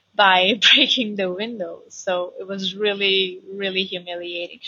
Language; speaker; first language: English; non-native, fluent; Portuguese